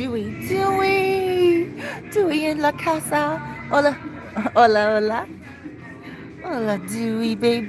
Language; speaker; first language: Spanish; non-native, learner; English